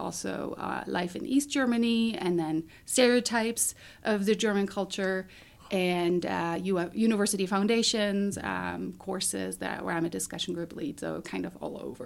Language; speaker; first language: English; non-native, fluent; German